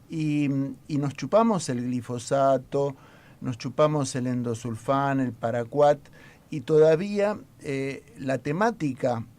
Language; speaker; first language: Spanish; native; Spanish